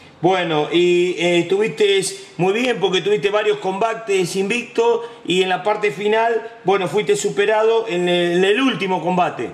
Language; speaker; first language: Spanish; native; Spanish